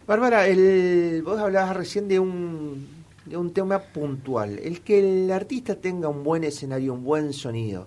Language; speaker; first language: Spanish; native; Spanish